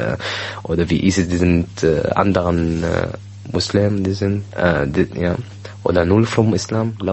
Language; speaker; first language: German; non-native, learner; Arabic